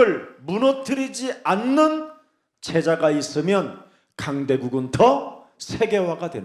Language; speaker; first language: Korean; native; Korean